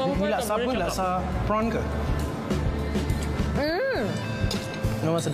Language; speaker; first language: Malay; native; Malay